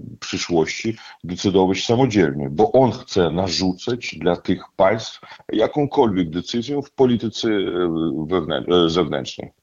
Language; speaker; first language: Polish; non-native, fluent; Russian